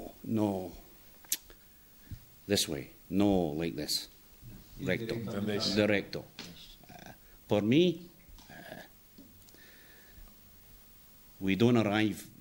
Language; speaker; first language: English; non-native, learner; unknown